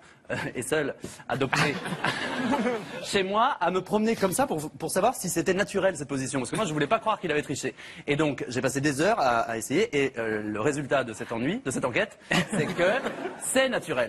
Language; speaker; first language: French; native; French